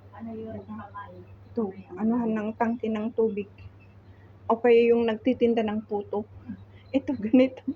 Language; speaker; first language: Filipino; non-native, local second language; Iloko